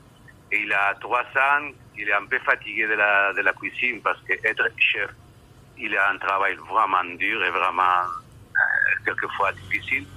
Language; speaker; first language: French; non-native, learner; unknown